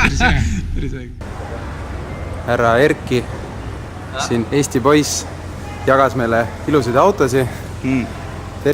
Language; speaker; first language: Estonian; native; Estonian